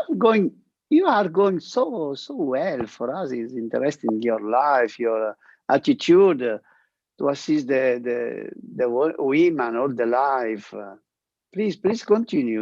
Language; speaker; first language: English; non-native, learner; Italian